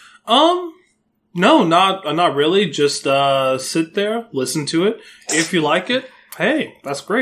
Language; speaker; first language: English; native; English